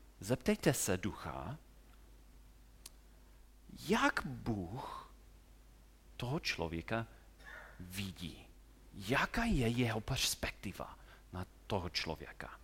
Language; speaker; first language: Czech; non-native, fluent; English